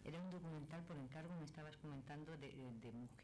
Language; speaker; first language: Spanish; native; Spanish